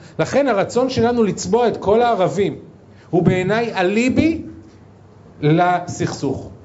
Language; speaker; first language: Hebrew; native; Hebrew